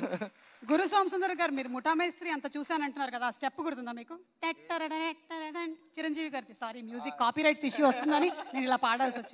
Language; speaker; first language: Telugu; native; Telugu